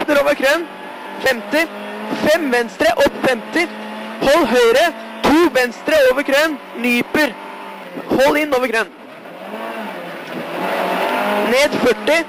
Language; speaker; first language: Norwegian; native; Norwegian